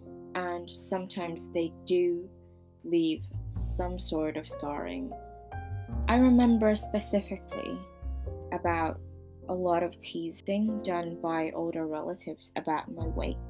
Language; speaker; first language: English; non-native, local second language; Cantonese